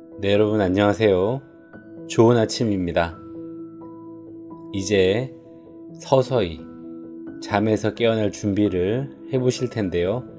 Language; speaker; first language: Korean; native; Korean